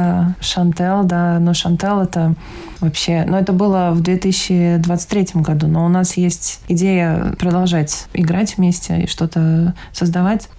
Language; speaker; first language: Russian; native; Russian